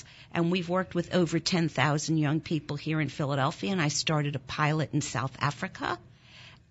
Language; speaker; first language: English; non-native, fluent; German